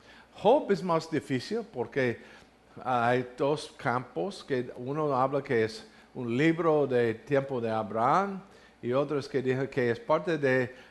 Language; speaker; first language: Spanish; non-native, fluent; English